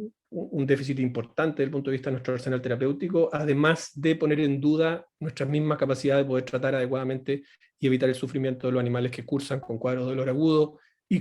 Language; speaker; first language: Spanish; native; Spanish